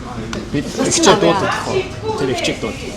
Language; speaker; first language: Mongolian; non-native, fluent; Korean